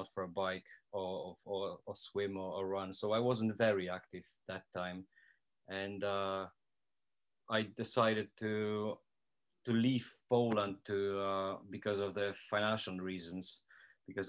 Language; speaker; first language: English; non-native, fluent; Polish